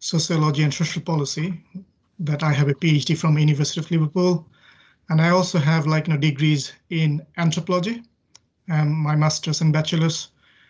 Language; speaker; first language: English; non-native, local second language; Bangla